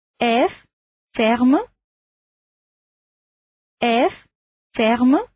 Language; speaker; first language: French; non-native, fluent; Arabic